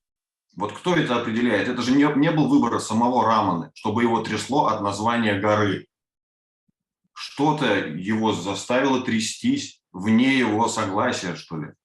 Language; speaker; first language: Russian; native; Russian